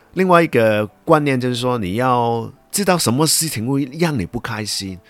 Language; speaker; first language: Chinese; non-native, local second language; Cantonese